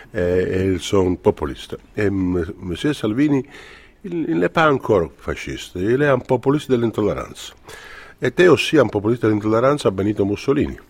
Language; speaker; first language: French; non-native, fluent; Italian